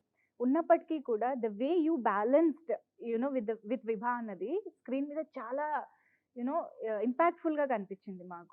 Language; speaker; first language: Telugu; native; Telugu